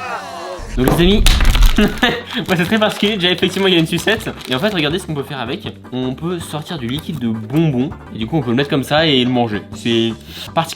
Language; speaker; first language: French; native; French